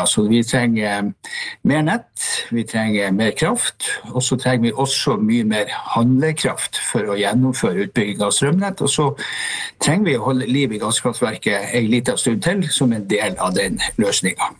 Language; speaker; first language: Norwegian; native; Norwegian